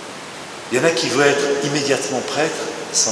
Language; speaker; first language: French; native; French